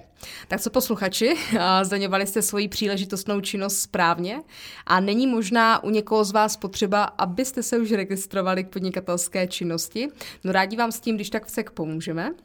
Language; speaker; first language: Czech; native; Czech